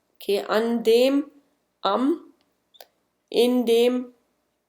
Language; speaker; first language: German; non-native, fluent; English